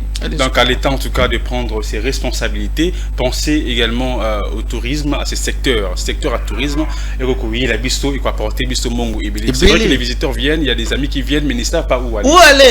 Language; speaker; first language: French; non-native, local second language; Lingala